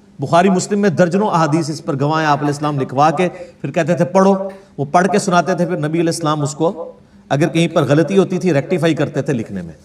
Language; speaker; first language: Urdu; non-native, local second language; Punjabi